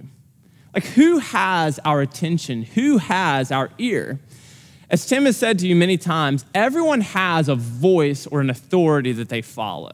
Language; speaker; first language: English; native; English